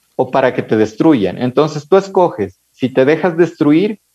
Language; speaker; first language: Spanish; native; Spanish